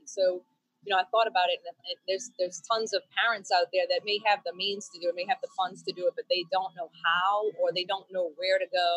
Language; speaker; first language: English; native; English